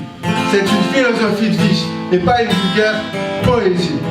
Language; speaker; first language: French; native; French